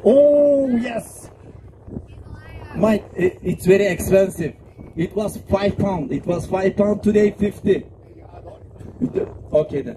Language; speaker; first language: English; non-native, fluent; Turkish